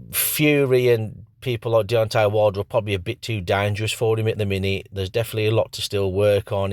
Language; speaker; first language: English; native; English